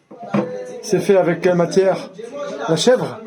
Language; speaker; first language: French; native; French